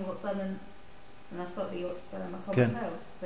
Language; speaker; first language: Hebrew; non-native, learner; English